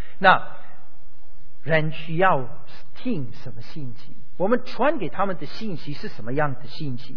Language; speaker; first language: Chinese; non-native, fluent; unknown